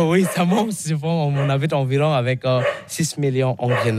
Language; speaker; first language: French; non-native, learner; Balinese